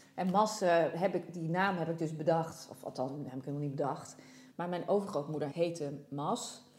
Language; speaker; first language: Dutch; native; Dutch